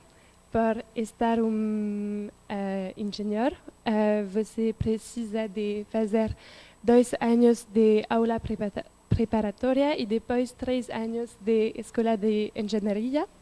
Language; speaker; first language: Portuguese; non-native, learner; French